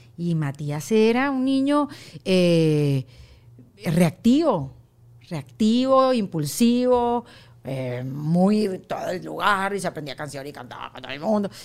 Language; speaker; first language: Spanish; native; Spanish